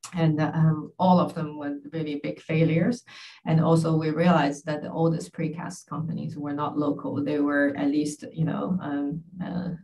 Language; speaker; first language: English; non-native, fluent; Chinese